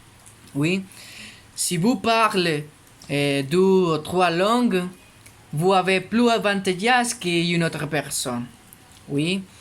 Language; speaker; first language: French; non-native, learner; Spanish